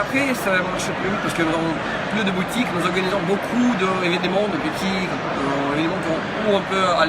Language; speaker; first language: French; non-native, learner; Russian